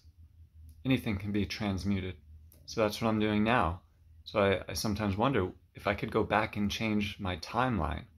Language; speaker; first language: English; native; English